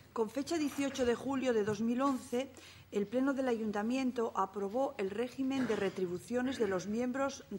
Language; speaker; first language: Spanish; native; Spanish